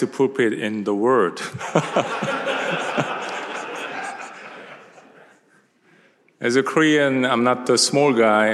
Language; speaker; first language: English; non-native, fluent; Korean